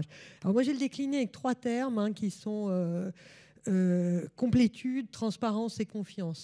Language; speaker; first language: French; native; French